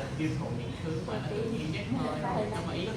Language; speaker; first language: Vietnamese; native; Vietnamese